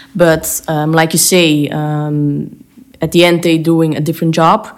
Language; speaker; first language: English; non-native, fluent; Dutch